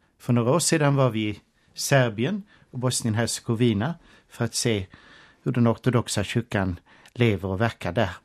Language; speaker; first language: Swedish; native; Swedish